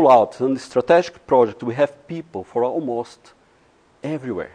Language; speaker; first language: English; non-native, fluent; Portuguese